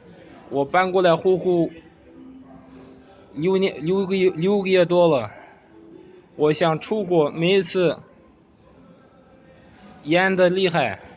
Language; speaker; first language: Chinese; non-native, local second language; Kazakh